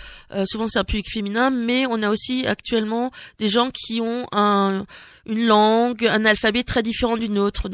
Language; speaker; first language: French; native; French